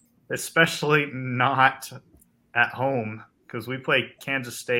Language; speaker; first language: English; native; English